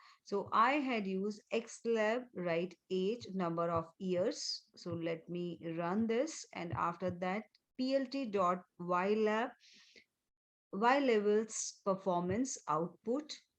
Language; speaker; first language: English; non-native, local second language; Hindi